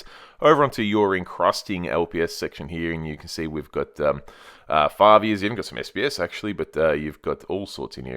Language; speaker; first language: English; native; English